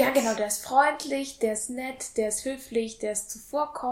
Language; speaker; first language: German; native; German